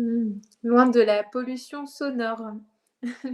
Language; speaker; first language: French; native; French